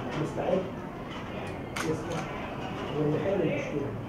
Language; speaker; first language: Arabic; non-native, learner; Thai